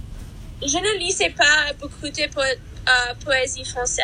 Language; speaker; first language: French; non-native, learner; English